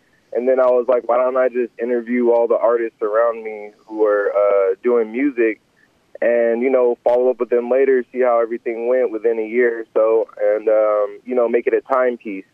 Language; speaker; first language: English; native; English